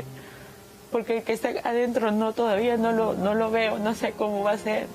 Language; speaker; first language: Spanish; native; Spanish